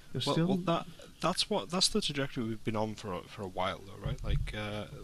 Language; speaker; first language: English; native; English